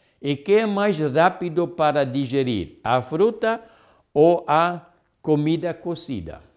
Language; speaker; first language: Portuguese; non-native, fluent; German